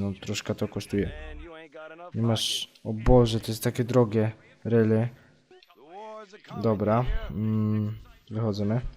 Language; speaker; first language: Polish; native; Polish